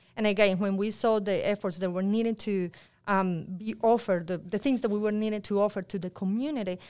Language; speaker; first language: English; non-native, fluent; Spanish